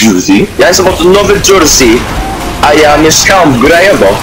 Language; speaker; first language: Polish; early bilingual, heritage; Polish